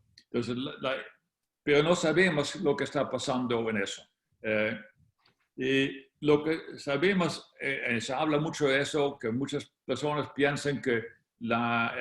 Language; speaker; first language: Spanish; non-native, fluent; Dutch